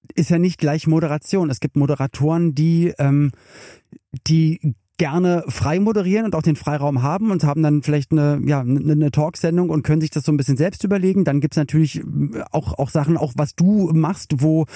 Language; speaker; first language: German; native; German